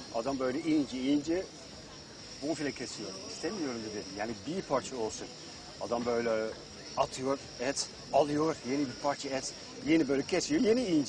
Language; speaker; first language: Turkish; non-native, fluent; Dutch